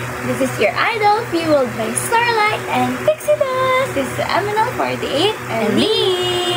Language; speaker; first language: English; non-native, local second language; Filipino